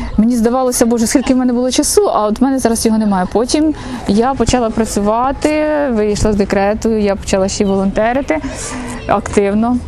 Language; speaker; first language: Ukrainian; native; Ukrainian